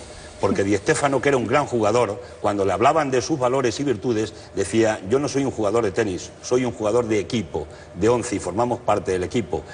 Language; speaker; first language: Spanish; native; Spanish